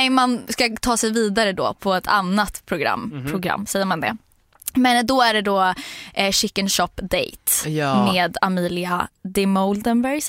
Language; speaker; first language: Swedish; native; Swedish